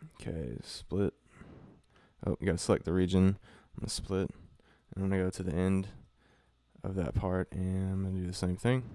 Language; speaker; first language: English; native; English